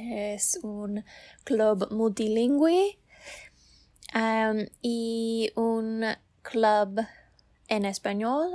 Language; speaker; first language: Spanish; non-native, learner; English